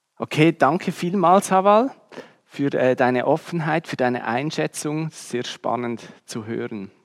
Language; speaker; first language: German; native; German